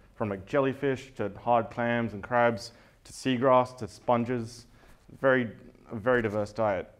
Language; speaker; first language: English; native; English